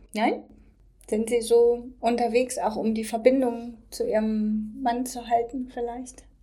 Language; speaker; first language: German; native; German